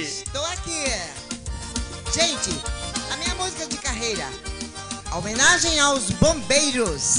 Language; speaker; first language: Portuguese; native; Portuguese